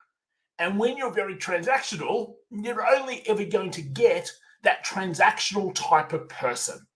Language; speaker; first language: English; native; English